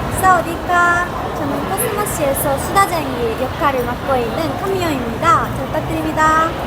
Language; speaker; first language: Korean; non-native, learner; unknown